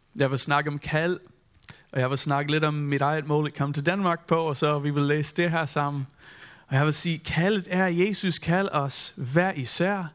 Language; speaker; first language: Danish; non-native, fluent; English